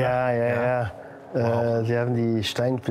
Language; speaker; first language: German; non-native, learner; Dutch